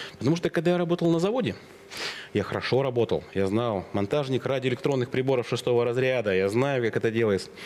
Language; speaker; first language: Russian; native; Russian